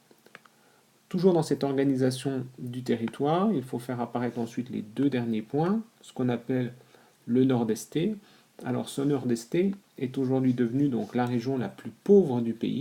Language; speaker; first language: French; native; French